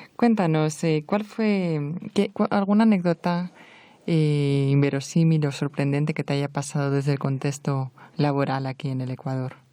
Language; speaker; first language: Spanish; native; Spanish